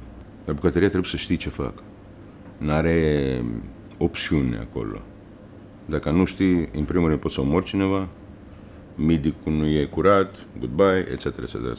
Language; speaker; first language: Romanian; non-native, learner; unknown